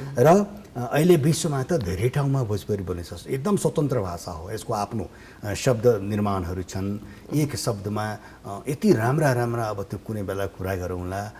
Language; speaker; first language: Nepali; non-native, local second language; Bhojpuri